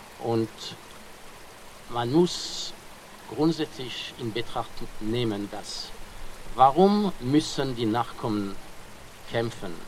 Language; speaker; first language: German; non-native, fluent; French